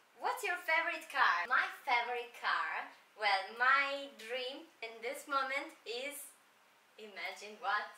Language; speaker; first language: English; non-native, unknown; Italian